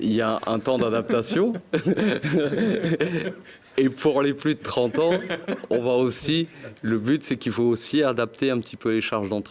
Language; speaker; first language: French; native; French